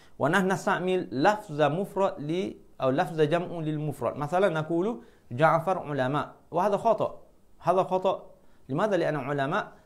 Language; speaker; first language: Arabic; non-native, fluent; Malay